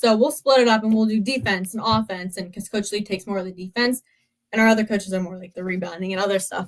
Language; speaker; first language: English; native; English